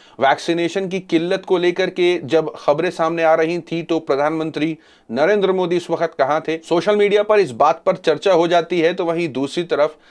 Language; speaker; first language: Hindi; native; Hindi